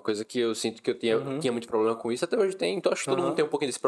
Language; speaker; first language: Portuguese; native; Portuguese